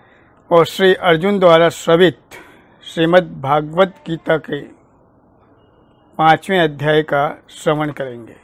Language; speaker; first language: Hindi; native; Hindi